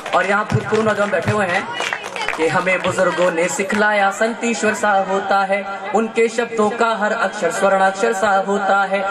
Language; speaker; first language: Hindi; native; Hindi